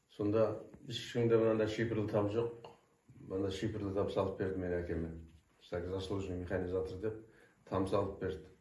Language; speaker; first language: Kazakh; non-native, local second language; Turkish